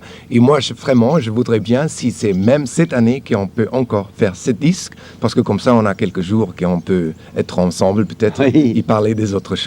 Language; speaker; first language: French; non-native, learner; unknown